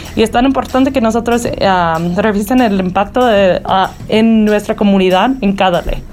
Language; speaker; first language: Spanish; early bilingual, heritage; Spanish